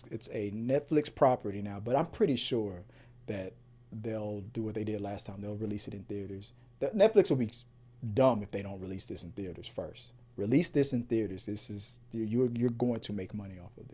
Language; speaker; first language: English; native; English